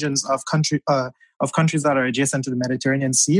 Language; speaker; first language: English; non-native, local second language; French